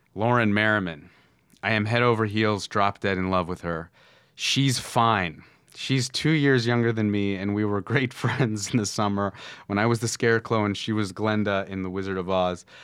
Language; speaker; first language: English; native; English